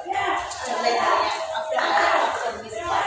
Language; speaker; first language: English; non-native, learner; Indonesian